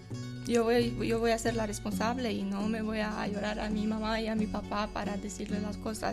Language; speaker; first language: Spanish; non-native, fluent; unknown